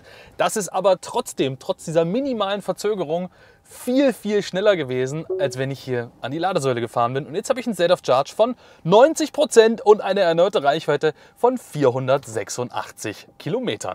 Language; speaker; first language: German; native; German